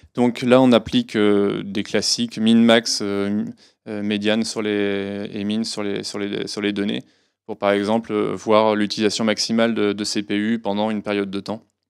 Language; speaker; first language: French; native; French